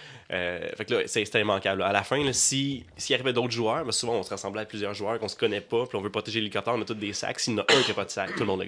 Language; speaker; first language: French; native; French